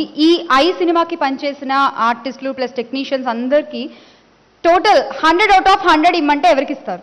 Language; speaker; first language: Telugu; native; Telugu